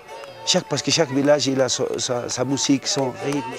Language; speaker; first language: French; non-native, fluent; Spanish